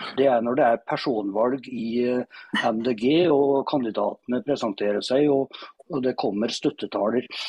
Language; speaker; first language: Norwegian; native; Norwegian